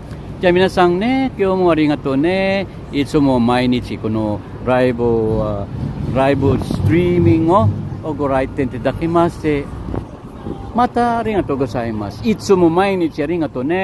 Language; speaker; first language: Japanese; non-native, learner; Filipino